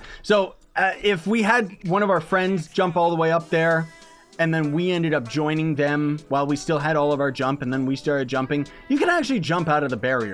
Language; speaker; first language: English; native; English